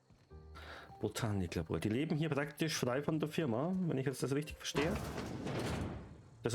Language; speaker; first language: German; native; German